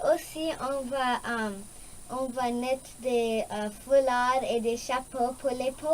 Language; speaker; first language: French; non-native, local second language; English